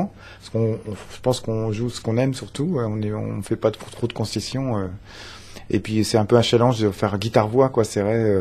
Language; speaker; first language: French; native; French